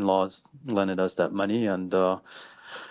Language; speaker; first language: English; non-native, fluent; French